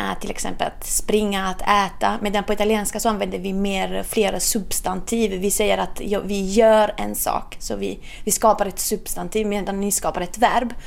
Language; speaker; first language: Swedish; non-native, fluent; Italian